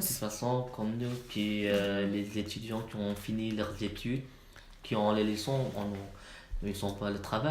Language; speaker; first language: French; non-native, learner; Malay